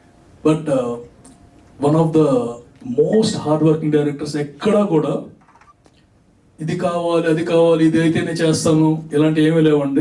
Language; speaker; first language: Telugu; native; Telugu